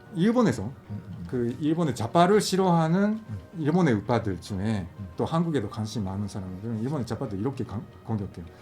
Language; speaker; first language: Korean; non-native, fluent; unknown